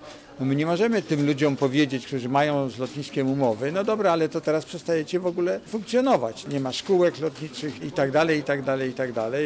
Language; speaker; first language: Polish; native; Polish